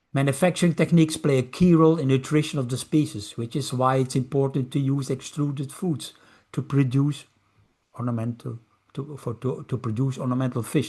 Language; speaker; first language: English; non-native, fluent; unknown